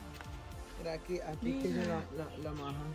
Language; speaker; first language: Spanish; native; Spanish